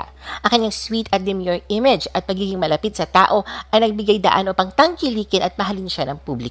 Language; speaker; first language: Filipino; native; Filipino